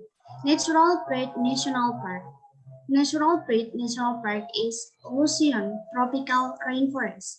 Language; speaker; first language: English; non-native, learner; Indonesian